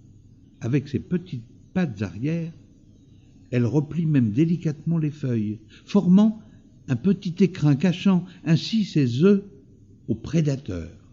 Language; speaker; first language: French; native; French